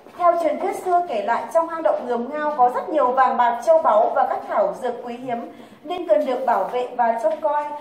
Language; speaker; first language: Vietnamese; non-native, local second language; Tày